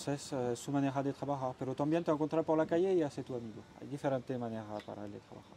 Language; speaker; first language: Spanish; non-native, learner; French